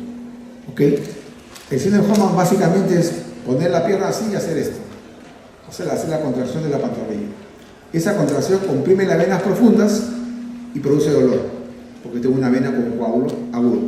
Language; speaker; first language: Spanish; native; Spanish